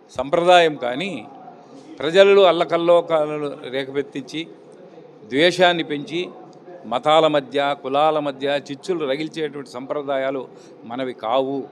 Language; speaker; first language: Telugu; native; Telugu